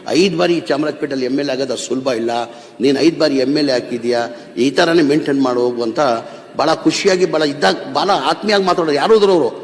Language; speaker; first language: Kannada; non-native, local second language; Urdu